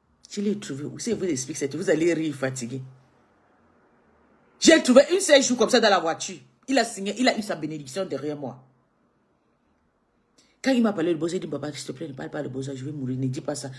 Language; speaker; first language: French; native; French